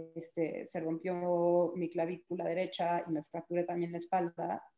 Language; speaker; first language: Spanish; early bilingual, heritage; Spanish